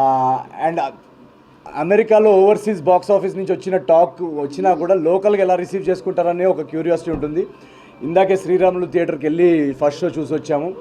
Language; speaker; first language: Telugu; native; Telugu